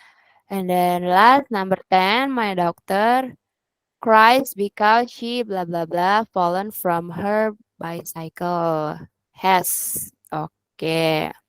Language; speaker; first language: English; non-native, learner; Indonesian